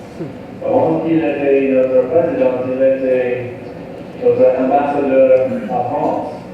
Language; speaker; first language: French; non-native, learner; English